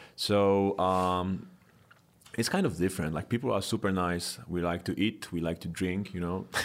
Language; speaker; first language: English; non-native, fluent; Polish